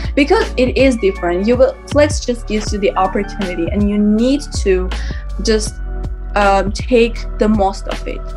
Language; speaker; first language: English; non-native, fluent; Armenian